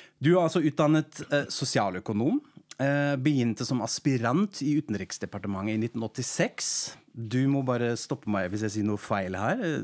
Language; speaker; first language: Norwegian; non-native, fluent; German